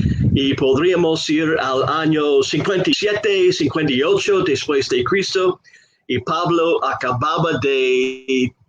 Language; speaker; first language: Spanish; non-native, fluent; English